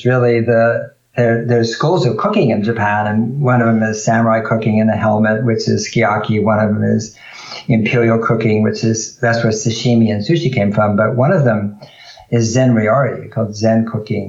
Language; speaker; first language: English; native; English